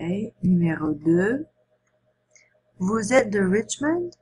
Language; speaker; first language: French; non-native, fluent; English